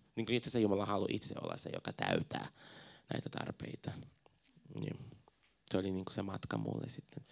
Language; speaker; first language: Finnish; non-native, fluent; Portuguese